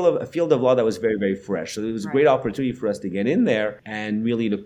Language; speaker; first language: English; native; English